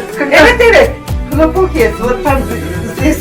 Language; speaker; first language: Russian; non-native, local second language; Uzbek